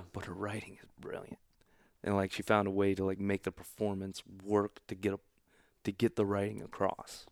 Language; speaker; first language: English; native; English